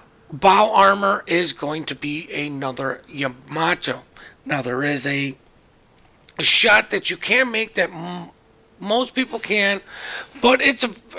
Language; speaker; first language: English; native; English